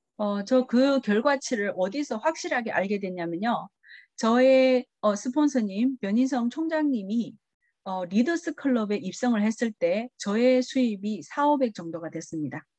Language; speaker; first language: Korean; early bilingual, heritage; Korean